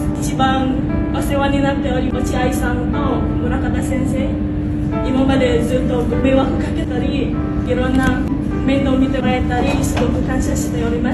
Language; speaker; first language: Japanese; non-native, fluent; Indonesian